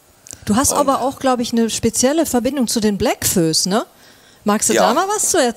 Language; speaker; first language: German; native; German